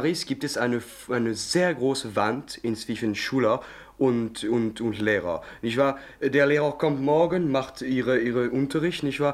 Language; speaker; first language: German; non-native, learner; French